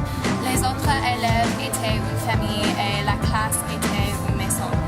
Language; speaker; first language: French; non-native, learner; English